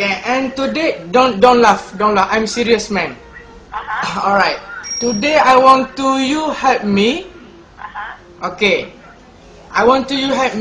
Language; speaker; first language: English; non-native, learner; Malay